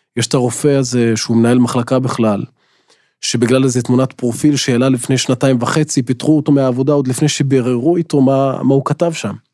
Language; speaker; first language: Hebrew; non-native, local second language; Arabic